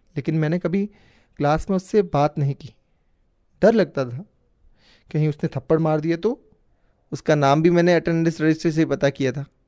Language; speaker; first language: Hindi; native; Hindi